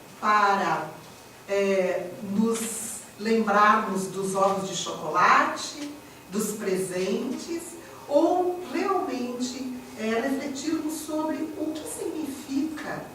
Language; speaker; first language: Portuguese; native; Portuguese